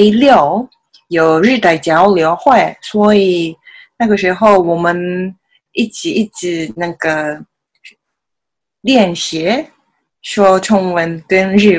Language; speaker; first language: Chinese; non-native, learner; Japanese